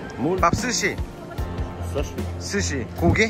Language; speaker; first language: Korean; native; Korean